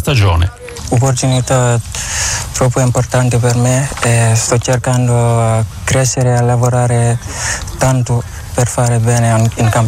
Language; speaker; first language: Italian; non-native, learner; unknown